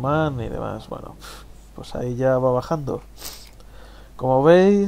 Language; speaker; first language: Spanish; native; Spanish